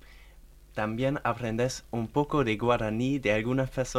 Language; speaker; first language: Spanish; non-native, fluent; German